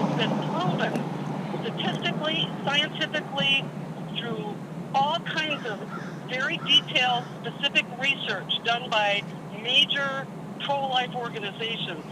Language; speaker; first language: English; native; English